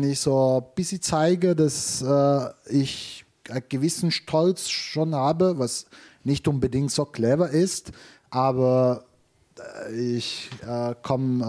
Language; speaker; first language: German; non-native, fluent; Italian